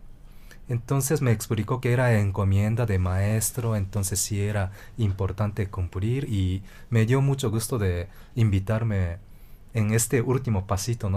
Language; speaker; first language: Spanish; non-native, fluent; Japanese